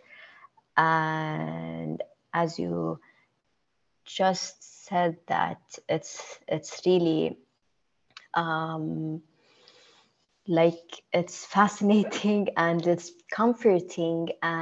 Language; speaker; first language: English; non-native, fluent; Arabic